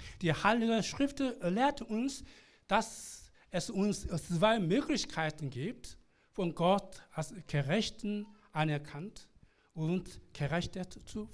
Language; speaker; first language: German; non-native, learner; Korean